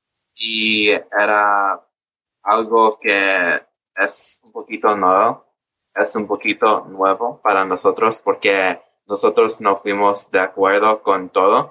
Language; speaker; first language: Spanish; early bilingual, heritage; English